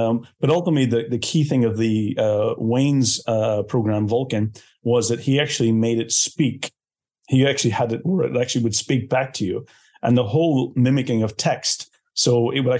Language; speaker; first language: English; native; English